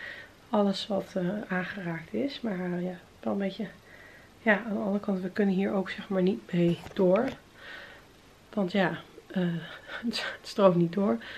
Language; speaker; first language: Dutch; native; Dutch